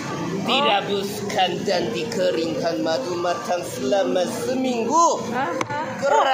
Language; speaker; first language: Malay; non-native, learner; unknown